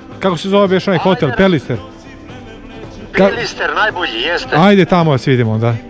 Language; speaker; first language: Croatian; native; Croatian